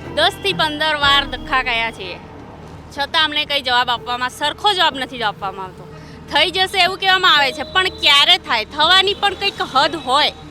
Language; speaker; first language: Gujarati; native; Gujarati